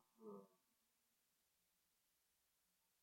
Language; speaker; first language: English; non-native, fluent; Croatian